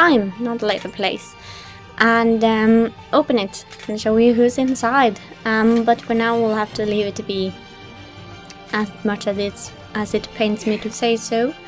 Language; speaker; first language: English; non-native, fluent; Norwegian